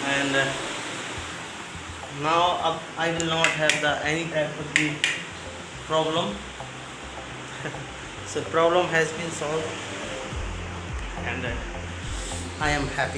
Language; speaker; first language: English; non-native, local second language; Hindi